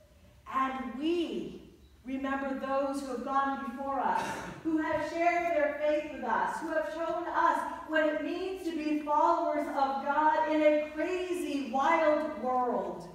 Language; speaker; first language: English; native; English